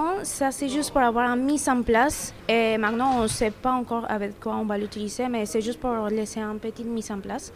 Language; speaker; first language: French; non-native, fluent; Spanish